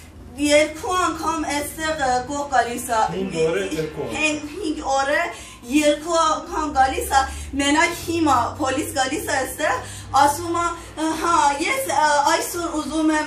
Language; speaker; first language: Armenian; non-native, learner; Persian